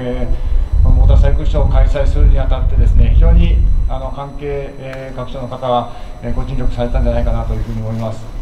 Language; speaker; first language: Japanese; native; Japanese